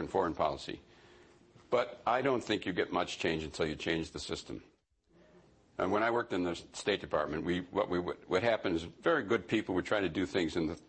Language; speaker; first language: English; native; English